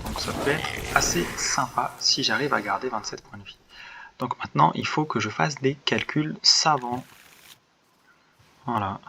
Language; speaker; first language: French; native; French